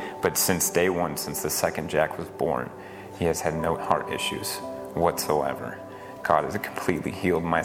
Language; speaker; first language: English; native; English